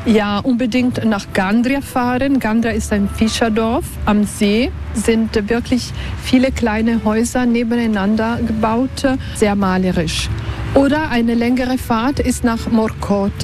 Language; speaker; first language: German; non-native, local second language; Italian